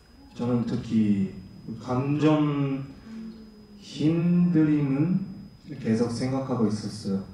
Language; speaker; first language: Korean; non-native, learner; Japanese